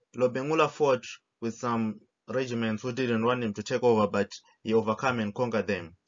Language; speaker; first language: English; non-native, local second language; Shona